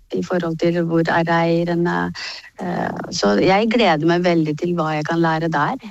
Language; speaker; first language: Norwegian; native; Norwegian